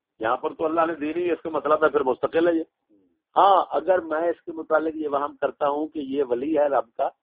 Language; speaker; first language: Urdu; non-native, local second language; Punjabi